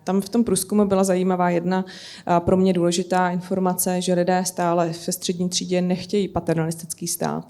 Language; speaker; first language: Czech; native; Czech